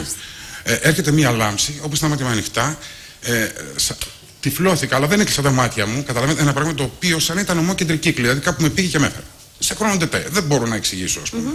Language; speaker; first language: Greek; native; Greek